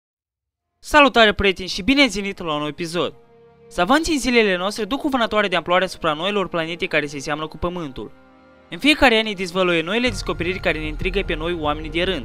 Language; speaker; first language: Romanian; native; Romanian